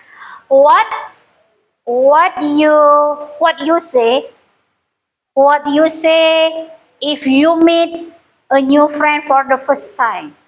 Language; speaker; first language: English; non-native, learner; Indonesian